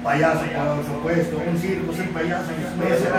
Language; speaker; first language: Spanish; non-native, fluent; Afrikaans